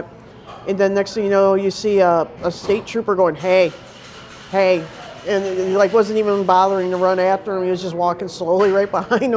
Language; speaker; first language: English; native; English